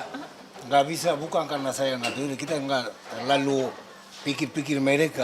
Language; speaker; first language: Indonesian; non-native, fluent; Spanish